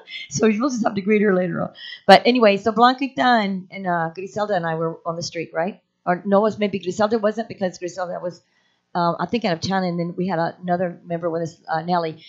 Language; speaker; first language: English; native; English